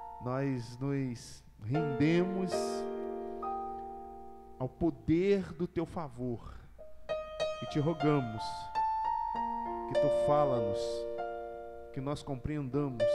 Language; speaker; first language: Portuguese; native; Portuguese